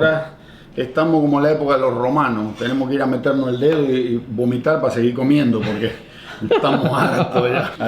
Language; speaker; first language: Spanish; native; Spanish